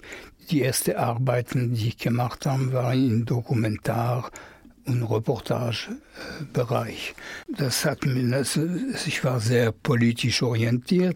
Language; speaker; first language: German; non-native, fluent; French